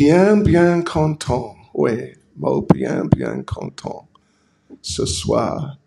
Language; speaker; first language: French; non-native, learner; English